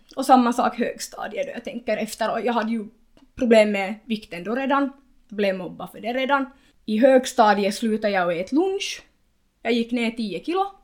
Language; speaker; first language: Swedish; native; Swedish